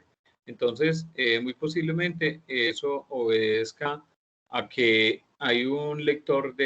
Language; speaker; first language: Spanish; native; Spanish